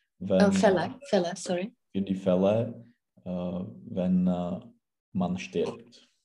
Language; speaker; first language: German; non-native, learner; Czech